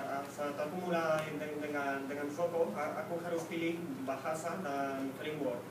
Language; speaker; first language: Indonesian; non-native, fluent; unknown